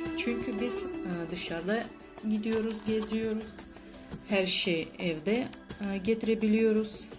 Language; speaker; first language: Turkish; non-native, learner; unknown